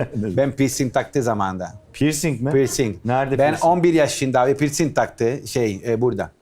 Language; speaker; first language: Turkish; non-native, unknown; Italian